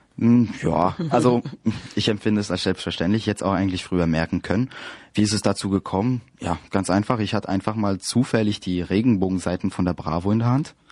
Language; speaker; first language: German; early bilingual, other home language; French